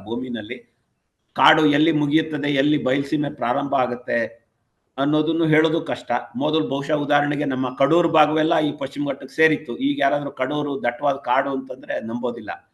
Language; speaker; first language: Kannada; non-native, local second language; Tamil